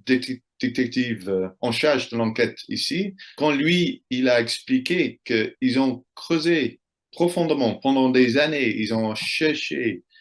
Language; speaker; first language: French; non-native, fluent; English